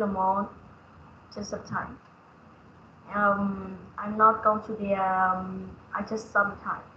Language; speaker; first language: English; non-native, learner; Vietnamese